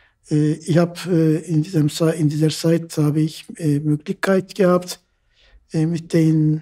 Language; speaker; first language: German; non-native, fluent; Turkish